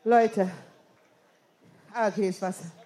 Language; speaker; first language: German; non-native, fluent; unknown